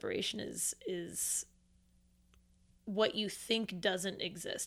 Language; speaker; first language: English; native; English